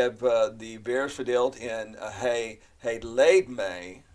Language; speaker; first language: Dutch; non-native, fluent; English